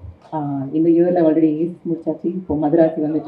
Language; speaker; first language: Tamil; non-native, fluent; Kannada